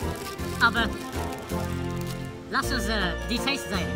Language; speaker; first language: German; non-native, learner; English